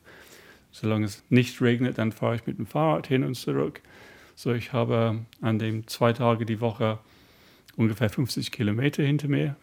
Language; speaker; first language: German; non-native, fluent; English